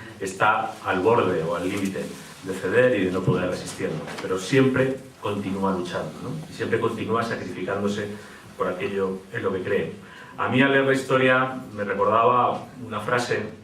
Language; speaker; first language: Spanish; native; Spanish